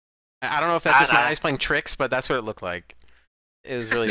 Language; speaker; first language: English; native; English